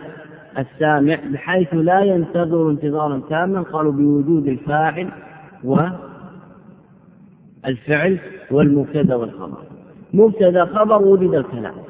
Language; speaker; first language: Arabic; native; Arabic